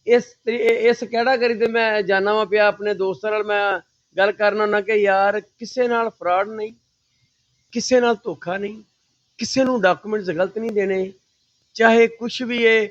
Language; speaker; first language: Urdu; non-native, local second language; Punjabi